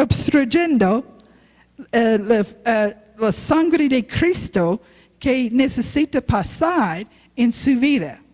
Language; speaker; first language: Spanish; non-native, learner; English